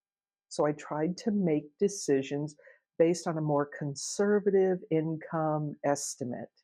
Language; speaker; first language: English; native; English